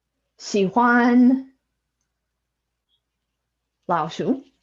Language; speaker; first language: Chinese; non-native, fluent; English